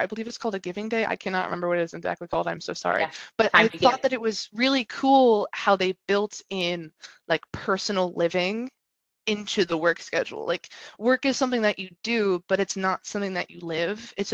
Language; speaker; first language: English; native; English